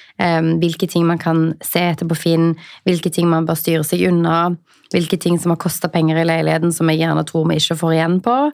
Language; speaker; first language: Norwegian; native; Norwegian